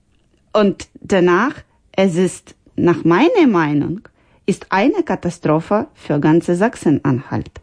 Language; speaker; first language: German; non-native, learner; Ukrainian